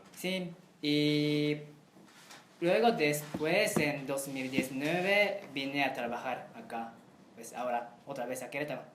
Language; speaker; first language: Spanish; non-native, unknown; Japanese